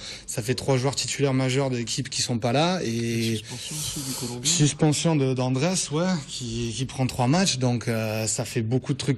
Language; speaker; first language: French; native; French